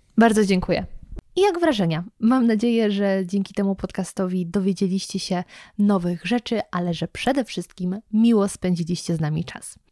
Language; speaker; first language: Polish; native; Polish